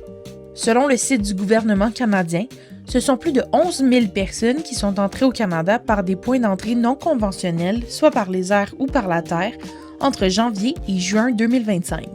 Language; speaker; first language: French; native; French